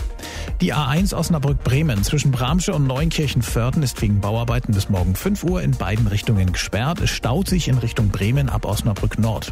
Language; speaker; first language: German; native; German